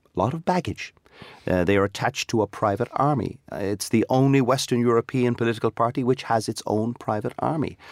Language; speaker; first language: English; native; English